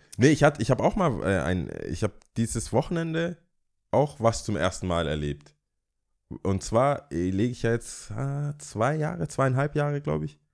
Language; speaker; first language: German; early bilingual, other home language; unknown